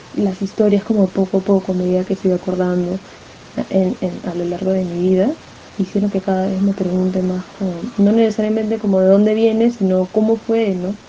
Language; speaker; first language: Spanish; native; Spanish